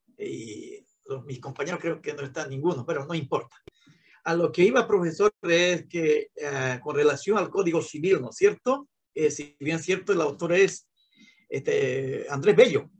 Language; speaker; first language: Spanish; native; Spanish